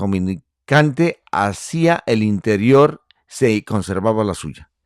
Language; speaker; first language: Spanish; native; Spanish